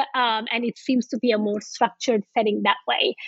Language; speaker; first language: English; non-native, fluent; Turkish